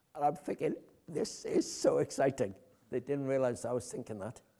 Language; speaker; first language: English; native; English